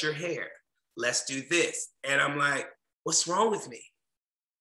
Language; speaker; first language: English; native; English